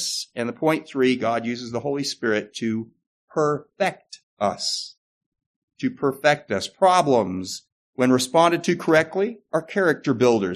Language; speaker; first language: English; native; English